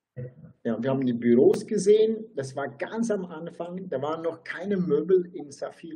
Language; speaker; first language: German; non-native, fluent; Turkish